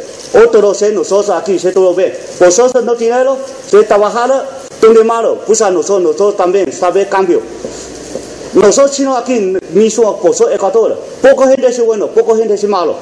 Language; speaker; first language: Spanish; non-native, learner; Chinese